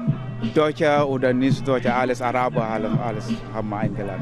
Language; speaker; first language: German; non-native, learner; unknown